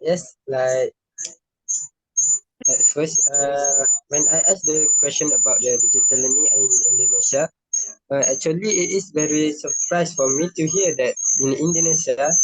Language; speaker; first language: English; non-native, learner; Malay